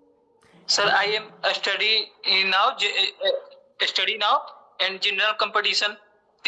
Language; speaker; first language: English; non-native, learner; Hindi